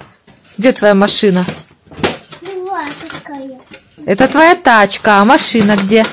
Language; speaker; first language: Russian; native; Russian